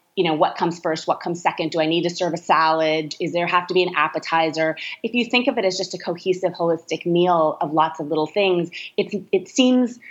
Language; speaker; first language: English; native; English